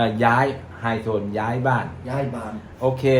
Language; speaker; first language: Thai; native; Thai